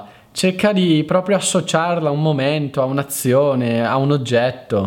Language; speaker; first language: Italian; native; Italian